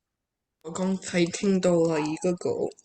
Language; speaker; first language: Chinese; early bilingual, other home language; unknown